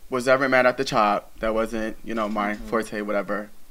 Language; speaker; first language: English; native; English